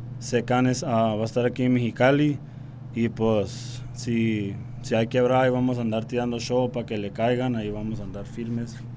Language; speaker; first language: Spanish; early bilingual, heritage; Spanish